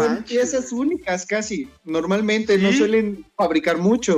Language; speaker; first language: Spanish; native; Spanish